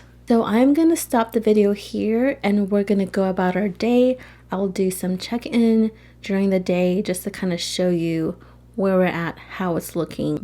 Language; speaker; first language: English; native; English